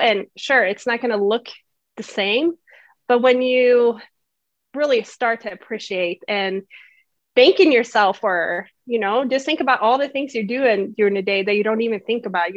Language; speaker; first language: English; non-native, fluent; Swedish